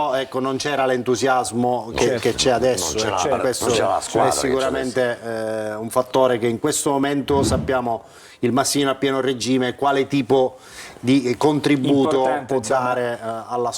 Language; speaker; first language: Italian; native; Italian